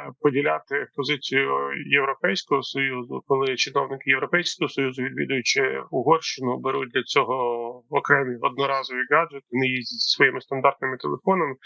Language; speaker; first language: Ukrainian; native; Ukrainian